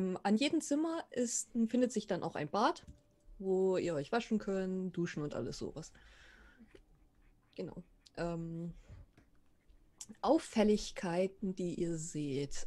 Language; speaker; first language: German; native; German